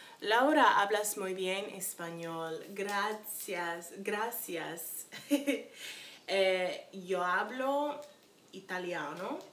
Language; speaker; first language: Spanish; non-native, learner; English